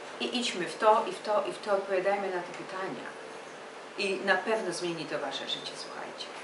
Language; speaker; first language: Polish; native; Polish